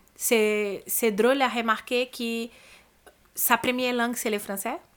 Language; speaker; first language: French; non-native, fluent; Portuguese